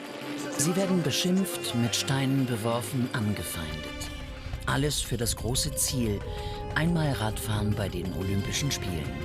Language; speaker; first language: German; native; German